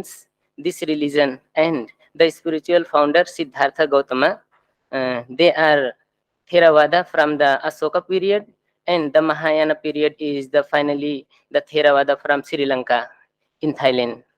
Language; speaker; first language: English; non-native, fluent; Thai